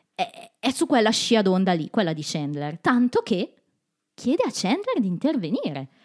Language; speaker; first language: Italian; native; Italian